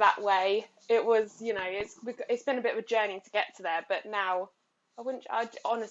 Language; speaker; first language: English; native; English